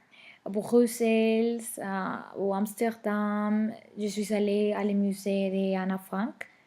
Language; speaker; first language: French; non-native, learner; Spanish